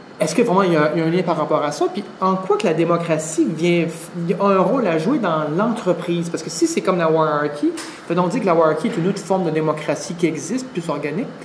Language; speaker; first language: French; native; French